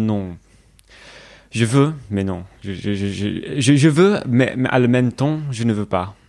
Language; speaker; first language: French; non-native, learner; English